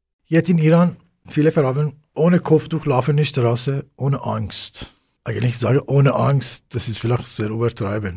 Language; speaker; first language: German; non-native, learner; Persian